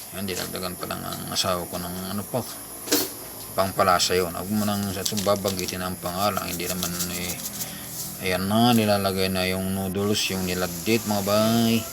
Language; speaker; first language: Filipino; native; Filipino